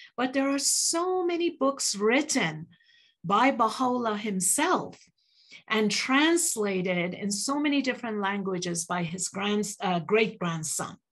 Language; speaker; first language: English; early bilingual, other home language; Persian